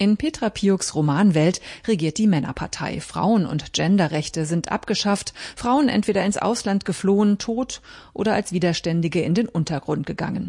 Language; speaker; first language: German; native; German